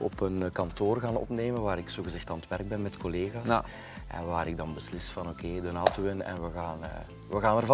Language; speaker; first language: Dutch; native; Dutch